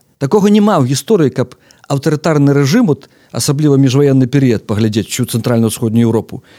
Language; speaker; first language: Belarusian; native; Belarusian